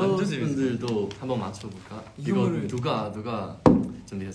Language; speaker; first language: Korean; non-native, fluent; Chinese